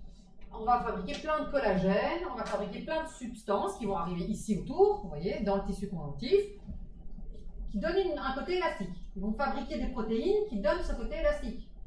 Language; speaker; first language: French; native; French